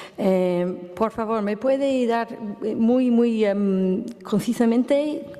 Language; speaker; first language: Spanish; non-native, fluent; English